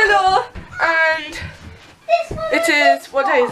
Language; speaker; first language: English; native; English